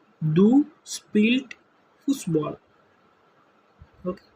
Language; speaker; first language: German; non-native, learner; Gujarati